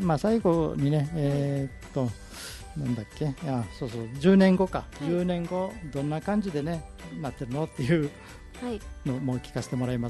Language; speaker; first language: Japanese; native; Japanese